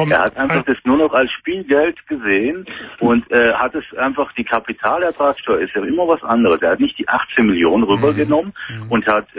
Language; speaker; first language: German; native; German